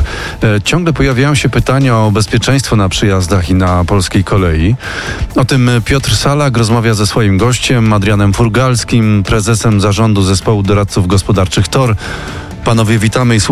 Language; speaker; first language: Polish; native; Polish